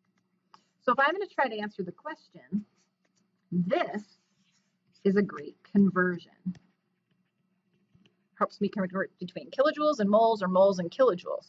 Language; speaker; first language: English; native; English